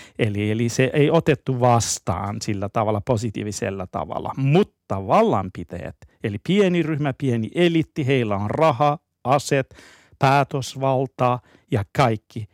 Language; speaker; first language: Finnish; non-native, fluent; Persian